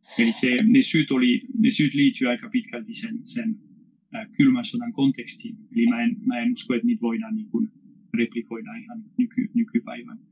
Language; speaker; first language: Finnish; non-native, fluent; French